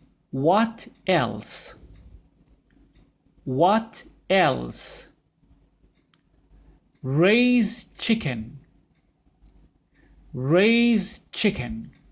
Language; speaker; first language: English; non-native, fluent; Arabic